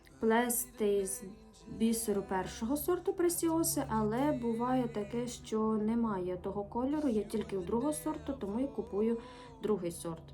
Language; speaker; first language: Ukrainian; native; Ukrainian